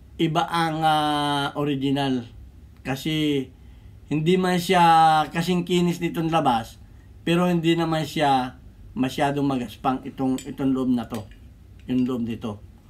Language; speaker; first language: Filipino; native; Filipino